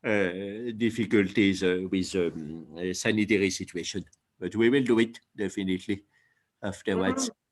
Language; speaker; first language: English; non-native, fluent; French